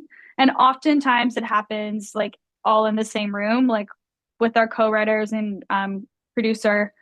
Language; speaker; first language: English; native; English